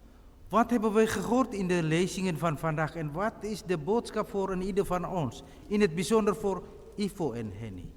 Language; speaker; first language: Dutch; non-native, fluent; Indonesian